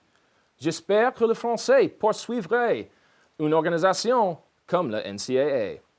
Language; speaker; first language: French; non-native, learner; English